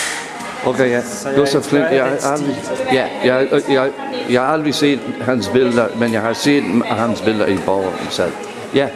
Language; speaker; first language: Danish; non-native, learner; English